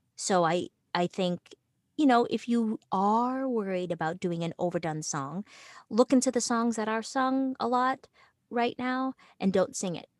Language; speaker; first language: English; native; English